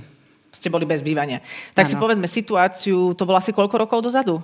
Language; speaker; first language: Slovak; native; Slovak